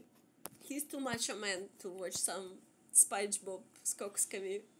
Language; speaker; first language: English; non-native, learner; Russian